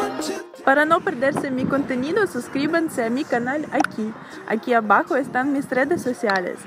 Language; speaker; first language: Spanish; non-native, fluent; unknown